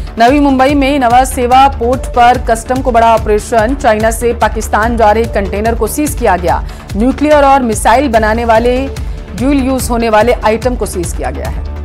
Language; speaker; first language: Hindi; native; Hindi